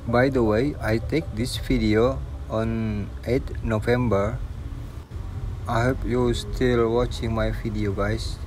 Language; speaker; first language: English; non-native, learner; Indonesian